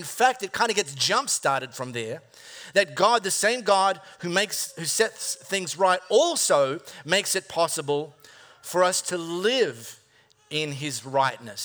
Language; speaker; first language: English; native; English